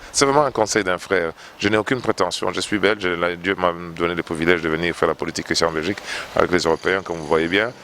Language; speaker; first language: French; non-native, local second language; Luba-Lulua